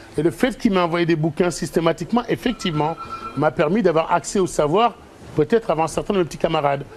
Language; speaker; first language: French; early bilingual, other home language; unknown